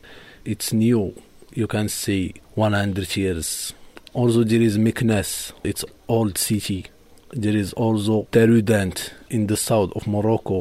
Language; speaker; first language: English; non-native, learner; Arabic